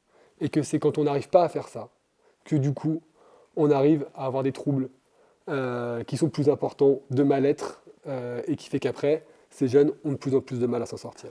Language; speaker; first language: French; native; French